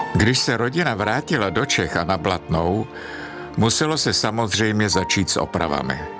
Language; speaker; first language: Czech; native; Czech